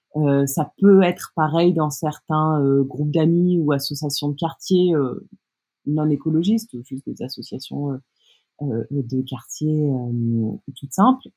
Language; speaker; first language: French; native; French